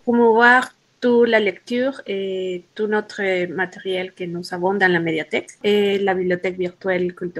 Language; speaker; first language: French; non-native, learner; Spanish